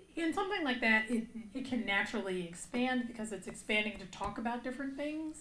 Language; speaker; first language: English; native; English